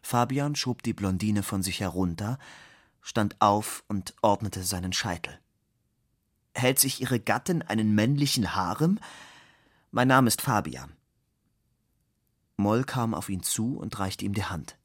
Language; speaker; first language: German; native; German